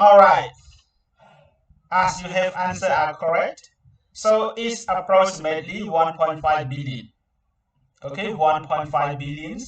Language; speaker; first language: English; non-native, learner; Khmer